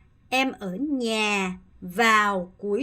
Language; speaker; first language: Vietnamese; non-native, fluent; Korean